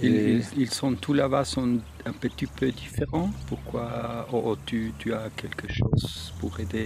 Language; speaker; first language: French; non-native, learner; Spanish